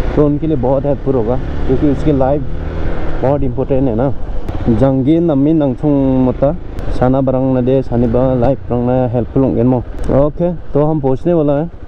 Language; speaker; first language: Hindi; non-native, local second language; Garo